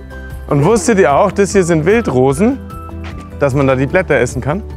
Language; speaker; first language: German; native; German